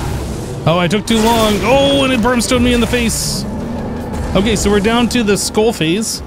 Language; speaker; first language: English; native; English